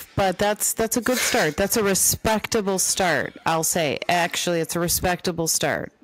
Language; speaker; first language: English; native; English